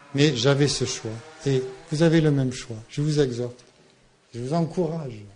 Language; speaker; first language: French; non-native, fluent; English